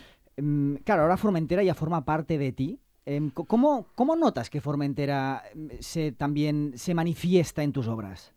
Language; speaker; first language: Spanish; non-native, local second language; Catalan